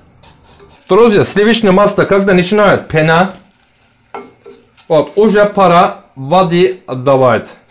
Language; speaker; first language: Russian; non-native, learner; Turkish